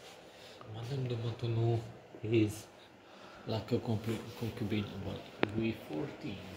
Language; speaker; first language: English; non-native, learner; French